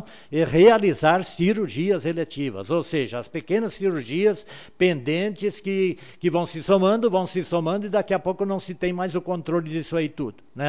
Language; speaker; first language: Portuguese; native; Portuguese